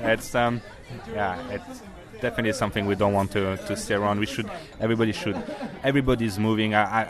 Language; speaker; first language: English; non-native, fluent; French